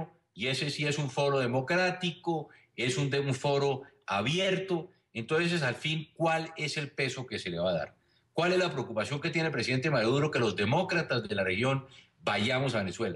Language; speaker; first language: Spanish; native; Spanish